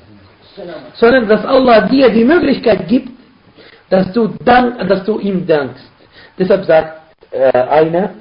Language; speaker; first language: German; non-native, fluent; Arabic